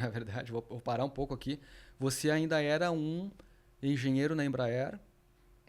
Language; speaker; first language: Portuguese; native; Portuguese